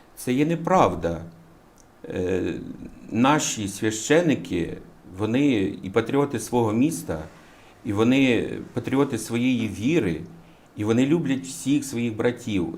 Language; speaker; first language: Ukrainian; native; Ukrainian